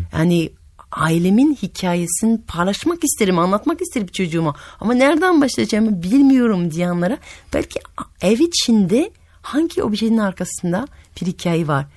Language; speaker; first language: Turkish; non-native, fluent; French